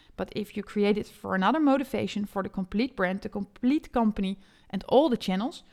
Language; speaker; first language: English; non-native, fluent; Dutch